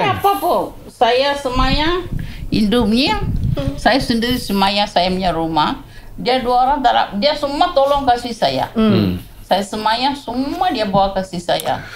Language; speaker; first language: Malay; non-native, local second language; Tamil